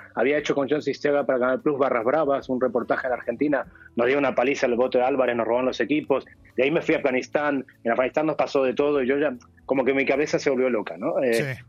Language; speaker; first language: Spanish; native; Spanish